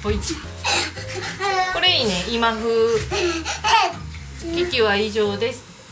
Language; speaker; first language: Japanese; native; Japanese